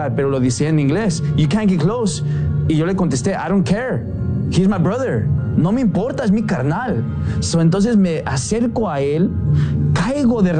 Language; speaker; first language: Spanish; early bilingual, heritage; Spanish